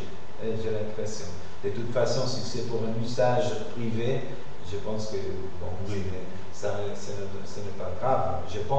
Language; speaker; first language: French; non-native, fluent; Spanish